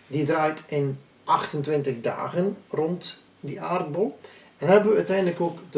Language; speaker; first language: Dutch; native; Dutch